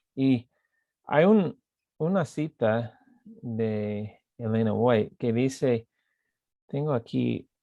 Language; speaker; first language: Spanish; non-native, fluent; English